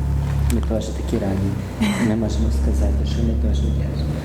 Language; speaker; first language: Ukrainian; early bilingual, heritage; Ukrainian